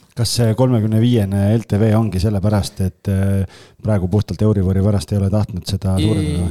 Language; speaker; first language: Estonian; native; Estonian